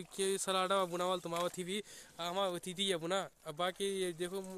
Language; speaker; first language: Hindi; native; Hindi